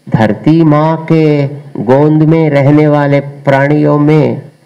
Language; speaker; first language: Hindi; non-native, local second language; Telugu